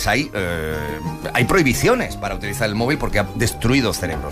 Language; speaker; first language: Spanish; native; Spanish